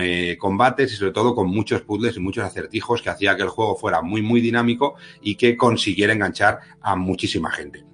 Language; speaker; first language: Spanish; native; Spanish